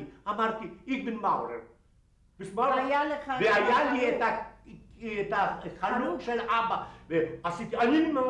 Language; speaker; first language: Hebrew; non-native, fluent; Polish